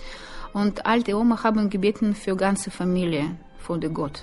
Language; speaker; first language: German; non-native, learner; Russian